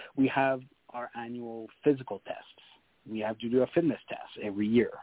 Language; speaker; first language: English; non-native, fluent; French